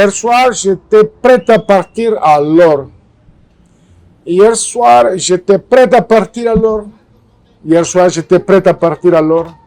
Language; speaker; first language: French; non-native, fluent; Spanish